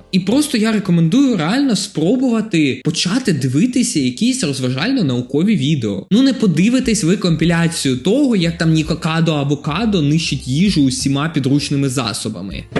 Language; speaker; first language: Ukrainian; non-native, local second language; Russian